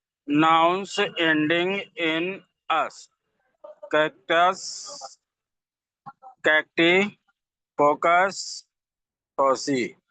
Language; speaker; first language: English; non-native, learner; Hindi